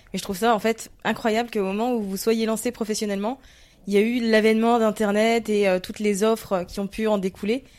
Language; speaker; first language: French; native; French